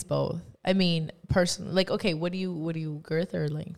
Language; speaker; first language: English; non-native, fluent; Spanish